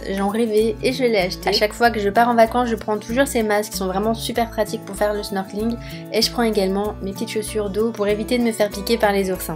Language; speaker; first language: French; native; French